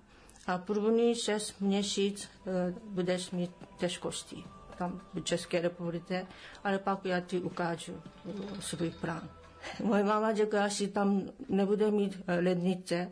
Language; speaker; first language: Czech; non-native, learner; Japanese